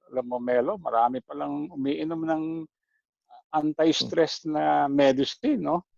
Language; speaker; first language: Filipino; native; Filipino